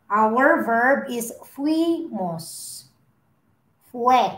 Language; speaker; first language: Spanish; non-native, learner; Filipino